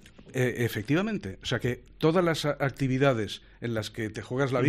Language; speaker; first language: Spanish; native; Spanish